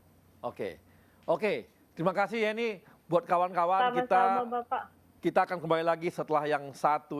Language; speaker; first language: Indonesian; native; Indonesian